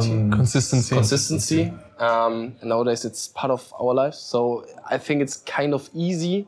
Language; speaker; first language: English; non-native, fluent; German